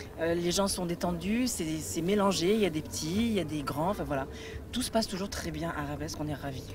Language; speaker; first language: French; early bilingual, other home language; Arabic